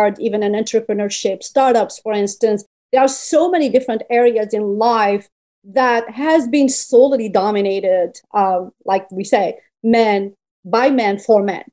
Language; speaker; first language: English; non-native, fluent; Berber languages